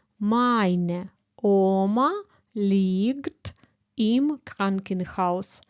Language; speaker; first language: German; non-native, fluent; Ukrainian